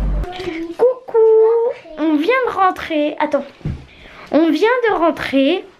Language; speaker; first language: French; native; French